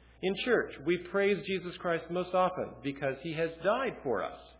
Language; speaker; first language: English; early bilingual, other home language; Chinese